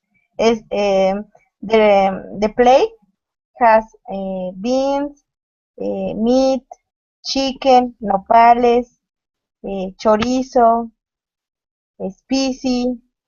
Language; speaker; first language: English; non-native, learner; Spanish